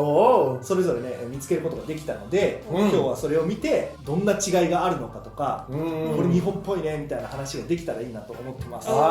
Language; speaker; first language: Japanese; native; Japanese